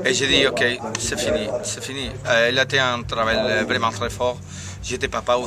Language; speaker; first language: French; non-native, learner; Spanish